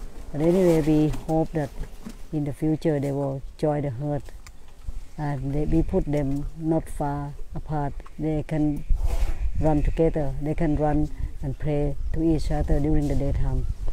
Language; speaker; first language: English; non-native, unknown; Thai